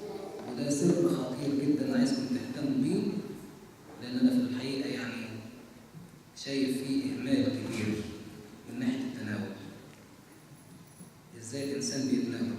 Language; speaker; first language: Arabic; native; Arabic